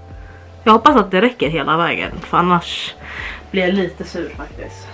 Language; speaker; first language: Swedish; early bilingual, other home language; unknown